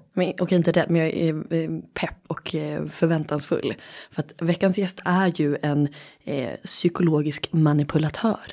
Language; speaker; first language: Swedish; native; Swedish